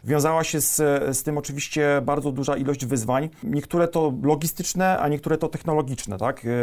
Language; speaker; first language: Polish; native; Polish